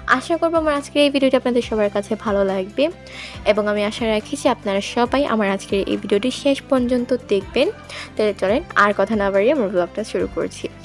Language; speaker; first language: Bangla; non-native, local second language; Sylheti